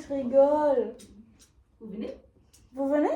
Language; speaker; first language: French; native; French